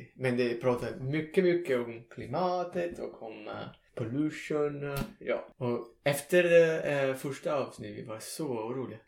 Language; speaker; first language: Swedish; non-native, learner; Italian